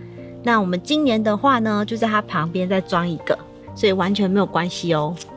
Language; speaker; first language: Chinese; native; Chinese